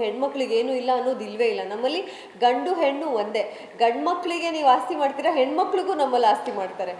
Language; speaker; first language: Kannada; non-native, local second language; Kodava